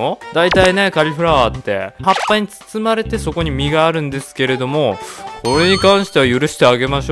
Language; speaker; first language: Japanese; native; Japanese